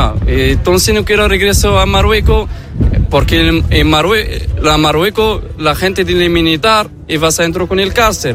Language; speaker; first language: Spanish; non-native, learner; Arabic